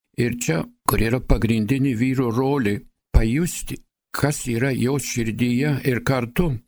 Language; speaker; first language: Lithuanian; early bilingual, heritage; Lithuanian